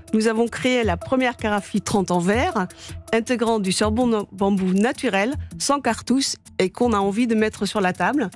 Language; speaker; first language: French; non-native, fluent; Dutch